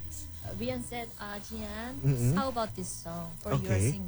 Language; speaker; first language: English; non-native, learner; Korean